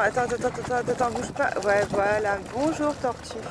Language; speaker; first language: French; native; French